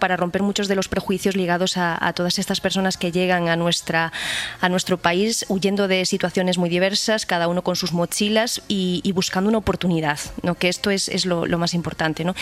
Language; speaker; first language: Spanish; native; Spanish